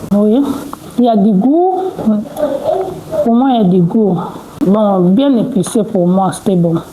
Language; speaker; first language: French; non-native, local second language; Lingala